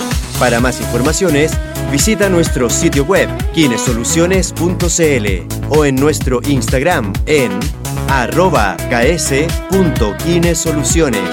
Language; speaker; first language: Spanish; native; Spanish